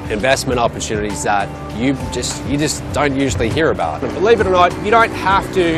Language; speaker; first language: English; native; English